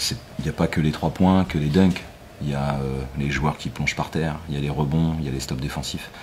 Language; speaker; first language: French; native; French